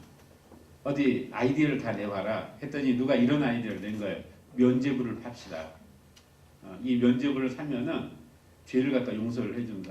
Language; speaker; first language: Korean; native; Korean